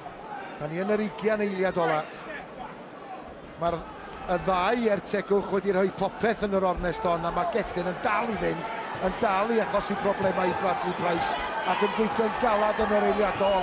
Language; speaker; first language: Welsh; native; Welsh